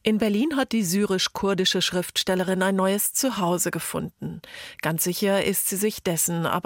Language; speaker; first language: German; native; German